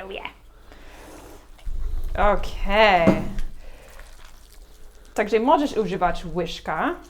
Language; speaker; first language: Polish; non-native, learner; English